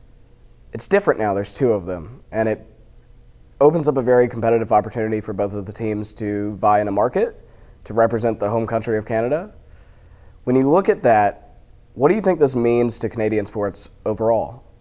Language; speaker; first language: English; native; English